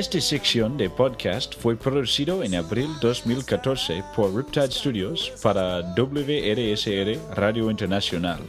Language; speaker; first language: Spanish; non-native, learner; English